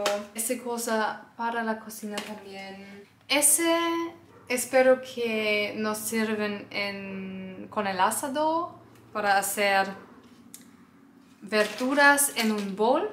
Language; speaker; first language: Spanish; non-native, learner; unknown